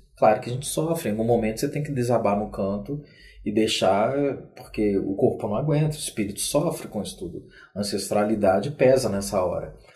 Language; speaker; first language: Portuguese; native; Portuguese